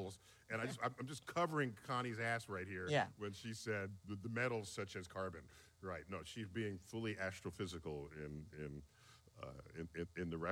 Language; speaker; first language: English; native; English